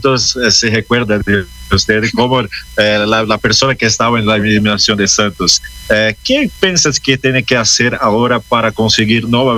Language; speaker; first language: Spanish; non-native, learner; Portuguese